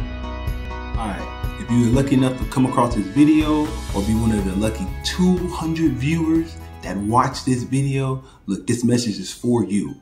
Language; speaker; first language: English; native; English